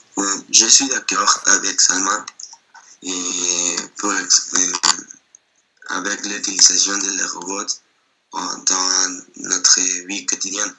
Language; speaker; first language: French; non-native, learner; Spanish